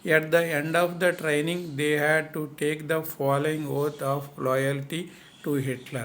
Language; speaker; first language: English; non-native, local second language; Telugu